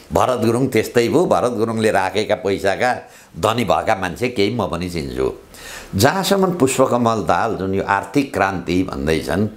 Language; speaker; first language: Nepali; native; Nepali